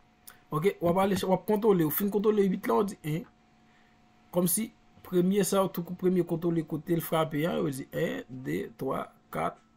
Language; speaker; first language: French; non-native, local second language; Haitian Creole